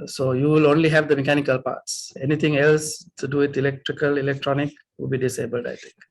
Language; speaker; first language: English; non-native, local second language; Sinhala